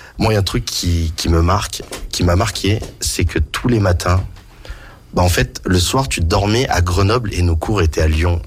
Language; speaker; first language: French; native; French